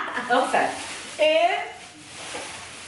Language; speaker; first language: French; non-native, learner; Portuguese